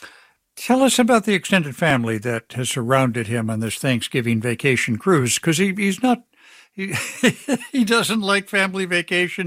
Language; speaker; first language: English; native; English